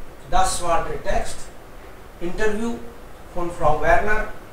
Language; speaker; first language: German; non-native, fluent; Hindi